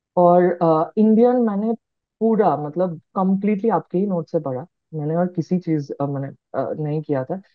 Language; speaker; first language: Hindi; non-native, local second language; Bangla